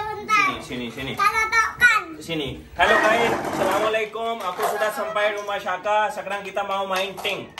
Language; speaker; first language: Indonesian; non-native, learner; Urdu